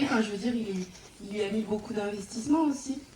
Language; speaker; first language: French; native; French